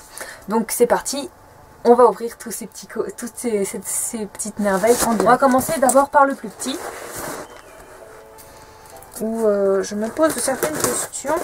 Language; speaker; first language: French; native; French